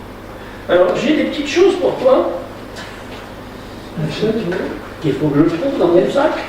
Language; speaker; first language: French; native; French